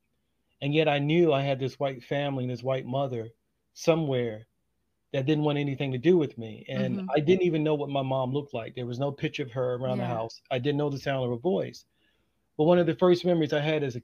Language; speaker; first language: English; native; English